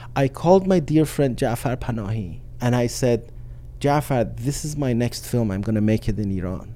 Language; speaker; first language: English; non-native, fluent; Persian